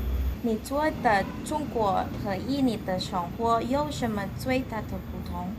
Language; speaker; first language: Chinese; non-native, learner; Indonesian